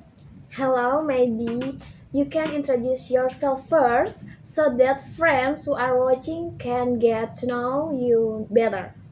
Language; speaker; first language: English; non-native, learner; Indonesian